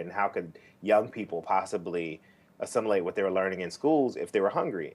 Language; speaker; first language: English; native; English